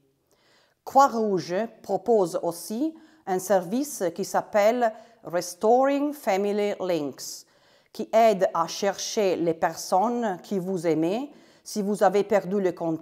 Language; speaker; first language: French; non-native, fluent; Italian